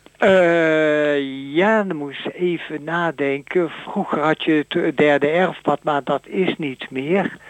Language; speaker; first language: Dutch; native; Dutch